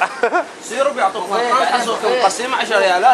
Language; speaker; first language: Arabic; native; Arabic